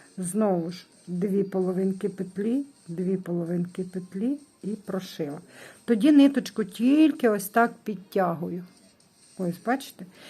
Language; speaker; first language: Ukrainian; non-native, local second language; Russian